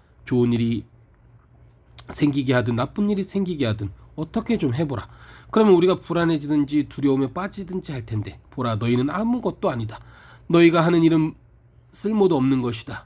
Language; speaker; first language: Korean; native; Korean